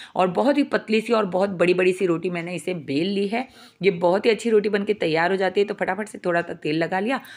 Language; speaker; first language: Hindi; non-native, local second language; Gujarati